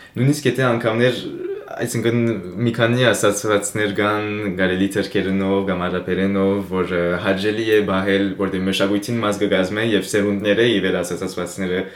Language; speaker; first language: Armenian; early bilingual, heritage; Armenian